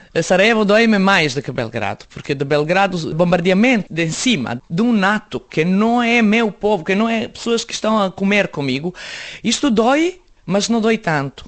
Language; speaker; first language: Portuguese; non-native, fluent; Serbian